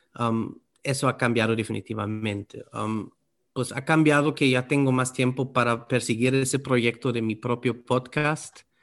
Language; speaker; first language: Spanish; non-native, fluent; German